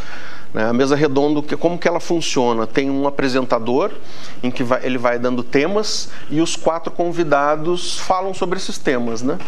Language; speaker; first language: Portuguese; native; Portuguese